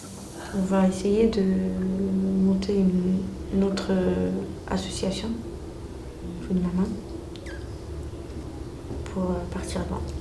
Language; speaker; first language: French; non-native, local second language; Arabic